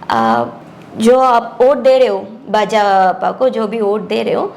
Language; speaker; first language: Hindi; non-native, local second language; Tamil